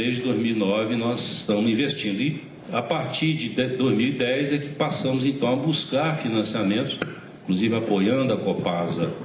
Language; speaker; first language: Portuguese; native; Portuguese